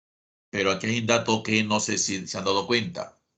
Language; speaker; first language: Spanish; native; Spanish